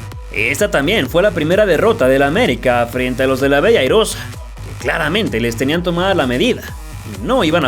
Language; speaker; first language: Spanish; native; Spanish